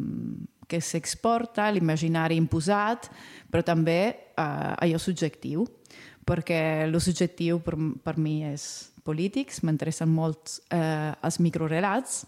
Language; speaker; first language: Catalan; non-native, fluent; Italian